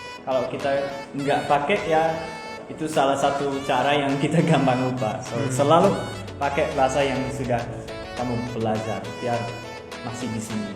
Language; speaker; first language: Indonesian; non-native, fluent; English